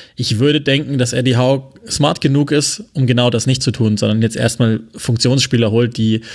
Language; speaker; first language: German; non-native, fluent; French